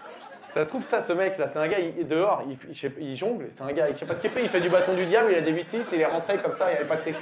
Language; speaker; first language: French; native; French